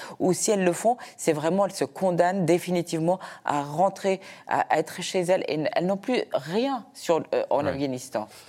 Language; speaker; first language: French; early bilingual, other home language; Persian